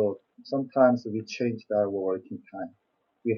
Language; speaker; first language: English; non-native, learner; Korean